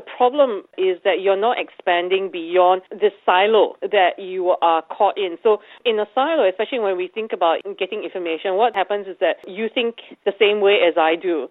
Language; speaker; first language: English; native; English